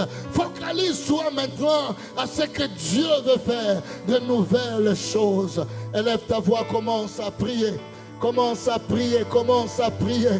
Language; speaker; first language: French; non-native, local second language; Lingala